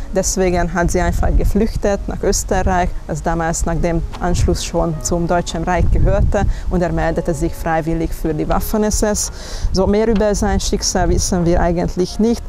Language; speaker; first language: German; non-native, fluent; Hungarian